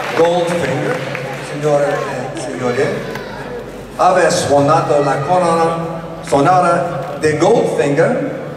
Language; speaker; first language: Italian; non-native, learner; English